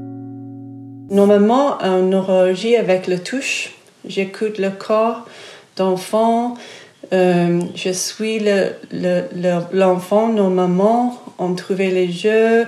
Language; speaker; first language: French; non-native, fluent; English